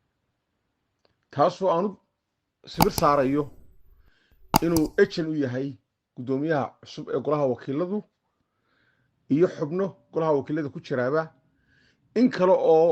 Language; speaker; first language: Somali; native; Somali